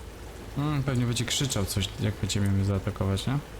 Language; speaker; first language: Polish; native; Polish